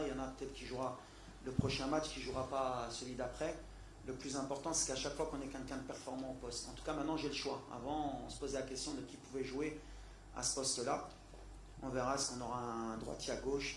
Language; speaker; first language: French; native; French